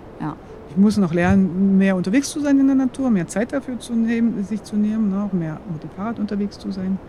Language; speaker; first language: German; non-native, local second language; Upper Sorbian